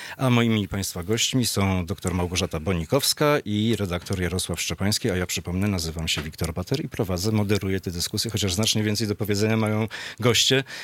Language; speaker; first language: Polish; native; Polish